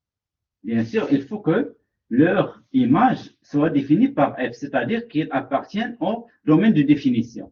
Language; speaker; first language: French; non-native, local second language; Arabic